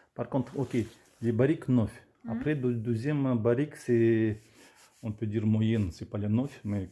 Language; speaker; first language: French; non-native, learner; Russian